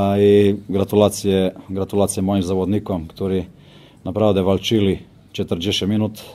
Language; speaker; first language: Polish; non-native, learner; Slovenian